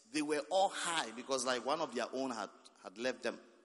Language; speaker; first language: English; non-native, local second language; Akan